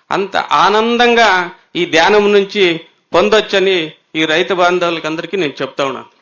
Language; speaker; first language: Telugu; native; Telugu